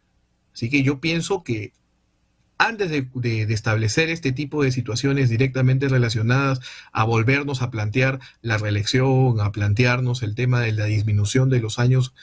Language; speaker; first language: Spanish; native; Spanish